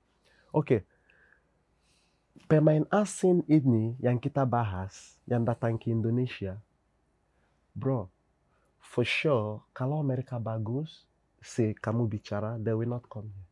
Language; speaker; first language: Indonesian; non-native, fluent; English